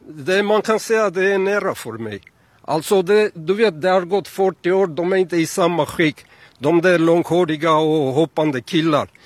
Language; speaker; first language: Swedish; non-native, fluent; Armenian